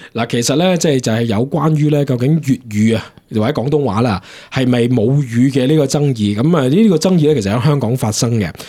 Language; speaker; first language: Cantonese; native; Cantonese